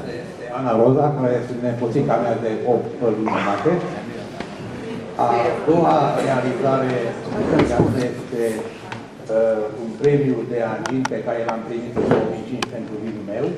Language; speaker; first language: Romanian; non-native, fluent; Hungarian